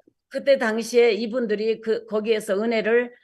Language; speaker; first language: Korean; native; Korean